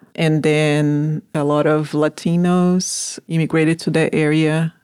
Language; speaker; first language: English; non-native, fluent; Portuguese